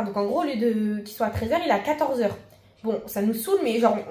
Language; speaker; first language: French; native; French